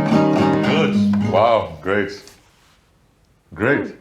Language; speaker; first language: English; non-native, learner; French